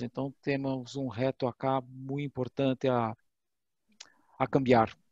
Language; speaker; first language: Portuguese; non-native, learner; Spanish